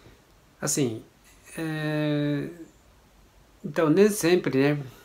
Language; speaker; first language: Portuguese; non-native, learner; Japanese